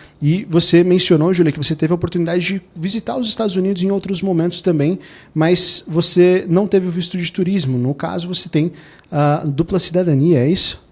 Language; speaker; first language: Portuguese; native; Portuguese